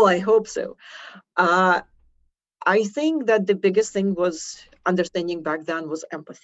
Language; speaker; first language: English; non-native, fluent; Russian